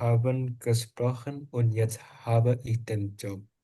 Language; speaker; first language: German; non-native, learner; Indonesian